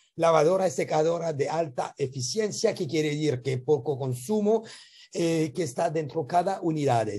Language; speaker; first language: Spanish; non-native, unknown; French